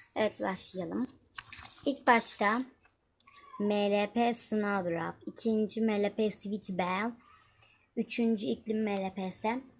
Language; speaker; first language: Turkish; native; Turkish